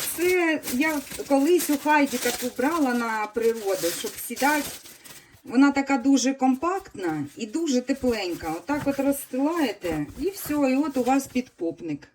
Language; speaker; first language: Ukrainian; native; Ukrainian